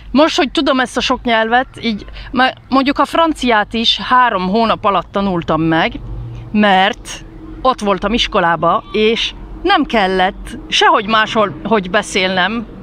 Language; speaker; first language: Hungarian; early bilingual, heritage; Hungarian